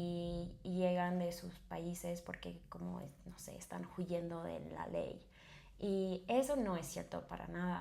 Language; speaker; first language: Spanish; non-native, fluent; English